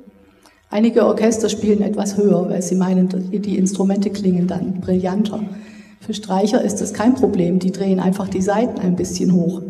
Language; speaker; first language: German; native; German